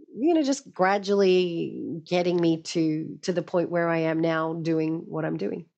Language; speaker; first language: English; native; English